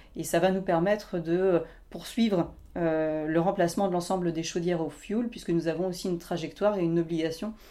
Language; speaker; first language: French; native; French